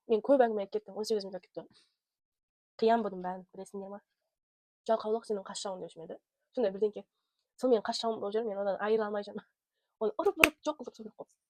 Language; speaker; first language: Kazakh; non-native, local second language; Russian